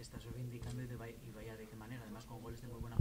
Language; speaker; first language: Spanish; native; Spanish